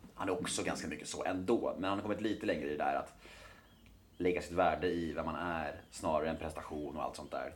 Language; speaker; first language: Swedish; native; Swedish